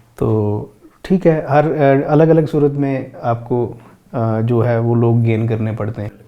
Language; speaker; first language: Hindi; non-native, local second language; Pahari-Potwari